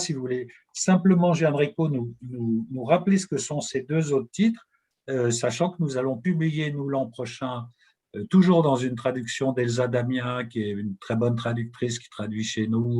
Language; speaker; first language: French; native; French